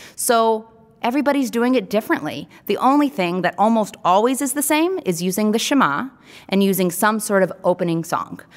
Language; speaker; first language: English; native; English